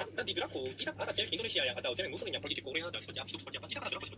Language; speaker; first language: Indonesian; non-native, learner; Korean